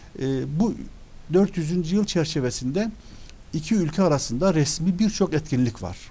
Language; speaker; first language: Turkish; early bilingual, other home language; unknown